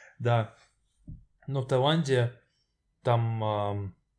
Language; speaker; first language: Russian; native; Russian